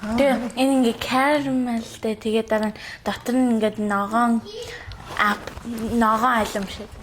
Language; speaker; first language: Mongolian; early bilingual, heritage; Mongolian